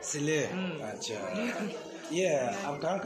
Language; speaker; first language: Hindi; non-native, learner; Tibetan